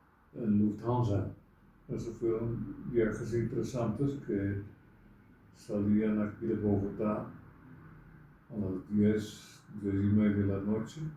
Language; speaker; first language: Spanish; non-native, fluent; Dutch